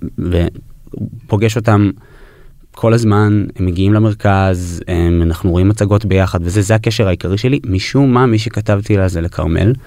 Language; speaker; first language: Hebrew; early bilingual, heritage; Hebrew